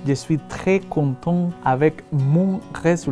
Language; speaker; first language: French; non-native, learner; Spanish